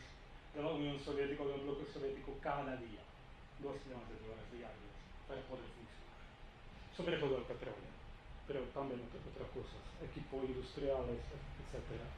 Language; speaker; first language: Spanish; non-native, fluent; Czech